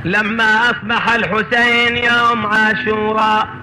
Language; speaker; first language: Arabic; native; Arabic